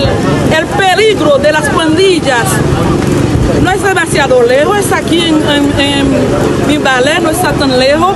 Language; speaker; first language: Spanish; non-native, fluent; Haitian Creole